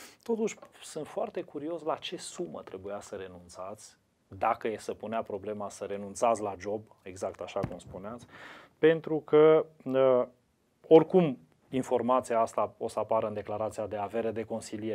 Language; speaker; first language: Romanian; native; Romanian